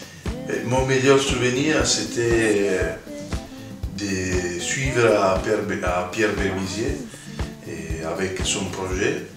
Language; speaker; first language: French; non-native, fluent; Italian